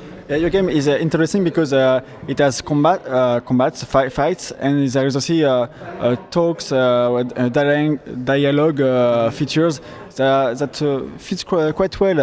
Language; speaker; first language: English; non-native, fluent; French